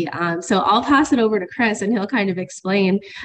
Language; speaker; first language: English; native; English